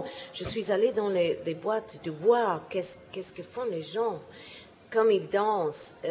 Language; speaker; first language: French; non-native, learner; English